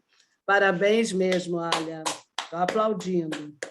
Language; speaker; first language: Portuguese; early bilingual, other home language; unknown